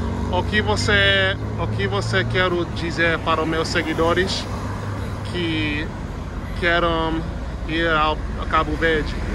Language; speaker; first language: Portuguese; non-native, learner; English